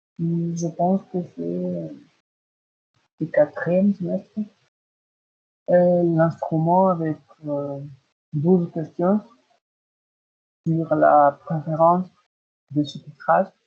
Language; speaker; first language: French; non-native, learner; Spanish